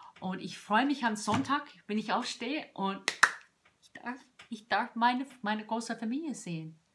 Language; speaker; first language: German; non-native, fluent; English